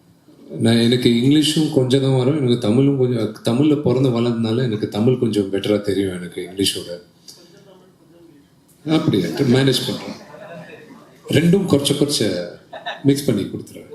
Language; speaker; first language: Tamil; early bilingual, heritage; Telugu